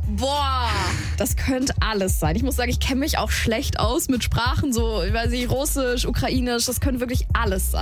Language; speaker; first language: German; native; German